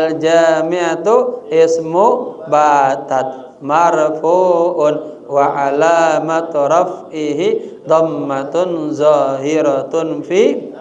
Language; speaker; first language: Arabic; non-native, fluent; Indonesian